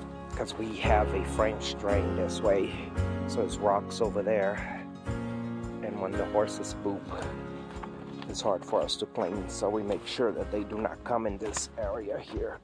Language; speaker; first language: English; non-native, fluent; Portuguese